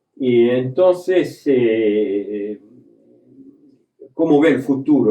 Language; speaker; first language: Spanish; non-native, fluent; French